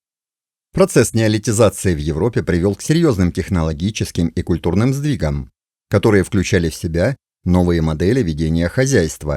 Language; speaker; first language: Russian; native; Russian